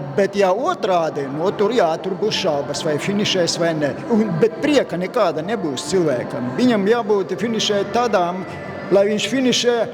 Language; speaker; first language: Latvian; non-native, local second language; Russian